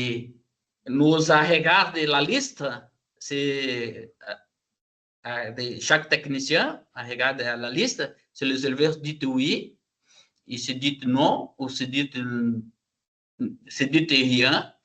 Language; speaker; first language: French; non-native, learner; Portuguese